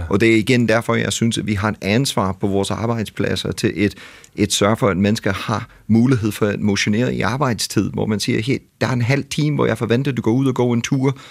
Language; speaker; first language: Danish; non-native, fluent; English